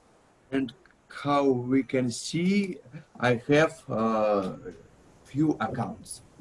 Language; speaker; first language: English; non-native, learner; Russian